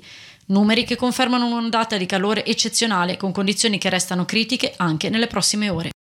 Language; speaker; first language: Italian; native; Italian